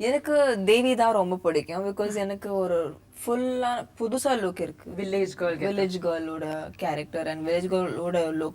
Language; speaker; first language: Tamil; non-native, fluent; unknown